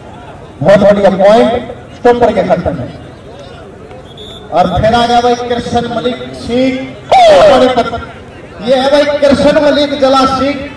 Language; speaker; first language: Hindi; native; Hindi